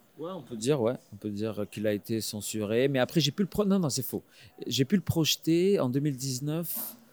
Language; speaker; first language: French; non-native, local second language; Arabic